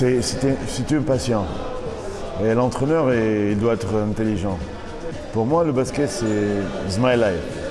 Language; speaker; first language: French; non-native, local second language; Arabic